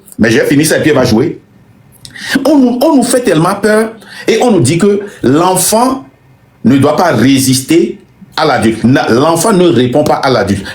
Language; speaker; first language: French; non-native, local second language; Ewe